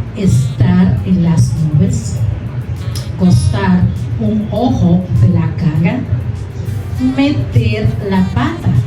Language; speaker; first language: Spanish; non-native, fluent; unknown